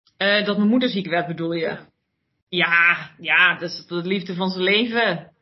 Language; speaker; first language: Dutch; early bilingual, heritage; Dutch